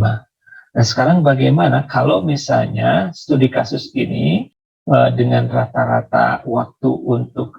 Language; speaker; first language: Indonesian; native; Indonesian